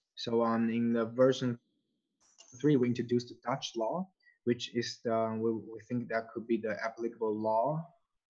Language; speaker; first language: English; non-native, fluent; Chinese